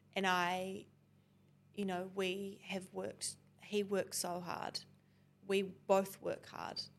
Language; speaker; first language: English; native; English